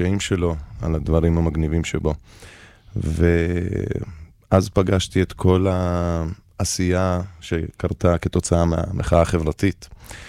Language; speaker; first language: Hebrew; early bilingual, other home language; Russian